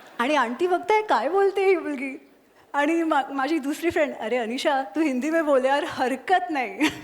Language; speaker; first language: Marathi; non-native, local second language; Gujarati